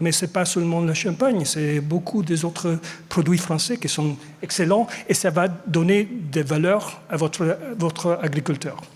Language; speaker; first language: French; non-native, fluent; English